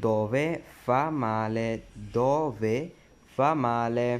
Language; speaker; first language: Italian; non-native, fluent; Urdu